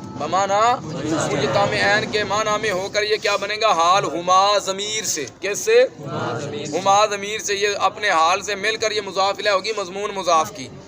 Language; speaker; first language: Urdu; non-native, local second language; Punjabi